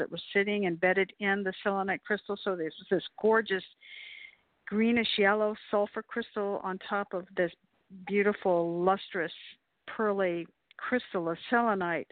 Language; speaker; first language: English; native; English